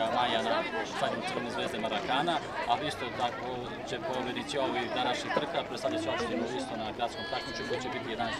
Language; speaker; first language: Serbian; native; Serbian